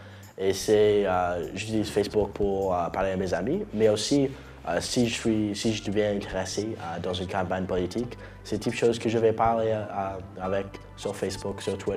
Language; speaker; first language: French; non-native, local second language; English